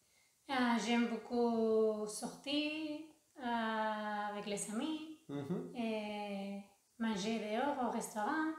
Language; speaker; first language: French; non-native, learner; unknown